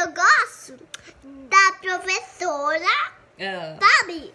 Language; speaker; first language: Portuguese; early bilingual, heritage; Portuguese